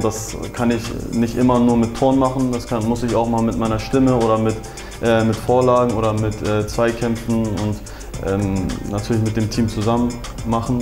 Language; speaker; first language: German; early bilingual, other home language; Turkish